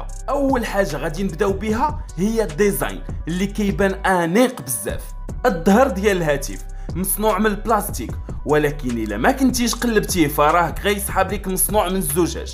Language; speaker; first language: Arabic; native; Arabic